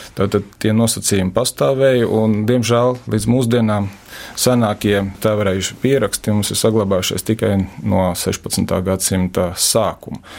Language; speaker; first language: Latvian; native; Latvian